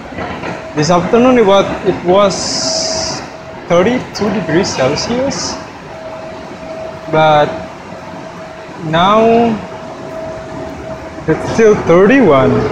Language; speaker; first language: English; non-native, fluent; Indonesian